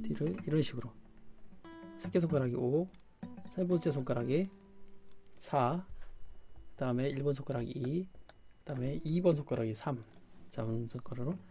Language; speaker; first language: Korean; native; Korean